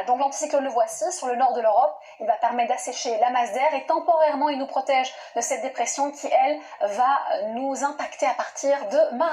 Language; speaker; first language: French; native; French